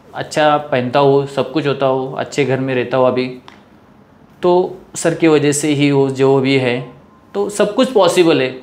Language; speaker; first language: Hindi; non-native, local second language; Marathi